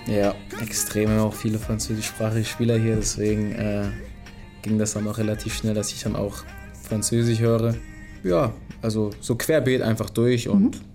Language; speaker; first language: German; early bilingual, other home language; Lingala